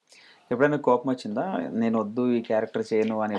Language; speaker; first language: Telugu; native; Telugu